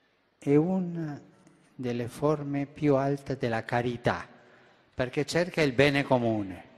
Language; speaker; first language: Italian; non-native, fluent; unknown